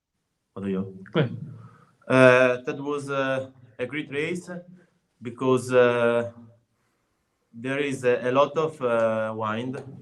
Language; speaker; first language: English; non-native, learner; Italian